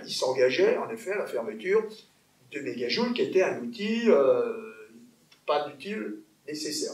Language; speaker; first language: French; native; French